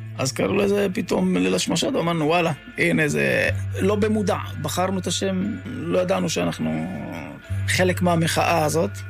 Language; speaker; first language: Hebrew; native; Hebrew